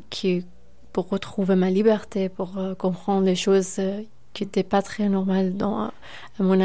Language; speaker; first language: French; non-native, fluent; Persian